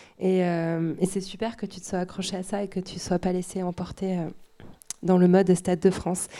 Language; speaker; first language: French; native; French